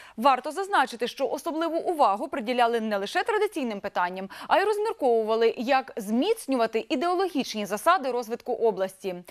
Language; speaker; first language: Ukrainian; native; Ukrainian